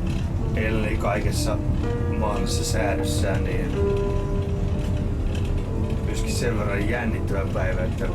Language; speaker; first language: Finnish; native; Finnish